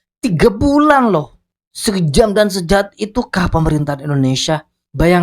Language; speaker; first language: Indonesian; native; Indonesian